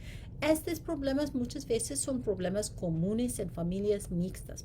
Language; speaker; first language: Spanish; non-native, learner; English